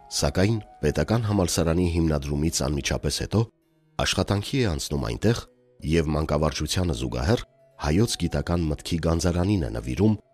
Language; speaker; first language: Armenian; native; Armenian